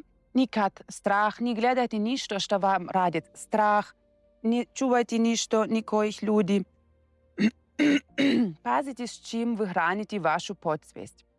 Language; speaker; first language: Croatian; non-native, learner; Russian